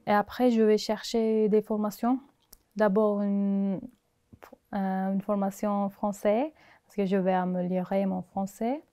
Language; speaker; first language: French; non-native, learner; Turkish